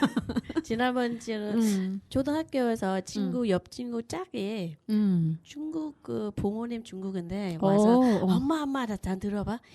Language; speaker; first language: Korean; non-native, learner; Vietnamese